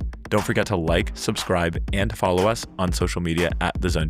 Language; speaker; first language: English; native; English